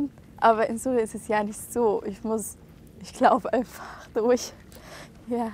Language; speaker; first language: German; non-native, learner; Arabic